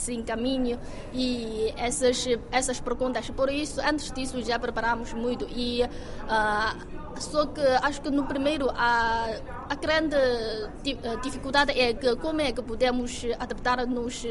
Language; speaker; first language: Portuguese; non-native, fluent; Chinese